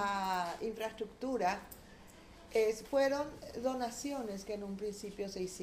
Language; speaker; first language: Spanish; native; Spanish